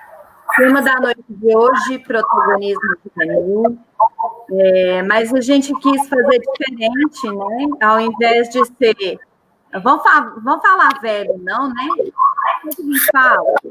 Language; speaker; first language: Portuguese; native; Portuguese